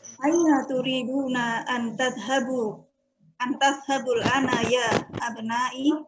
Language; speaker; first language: Arabic; non-native, learner; Indonesian